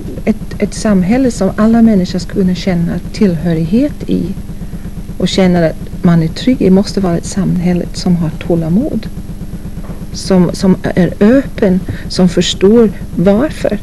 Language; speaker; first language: Swedish; non-native, fluent; English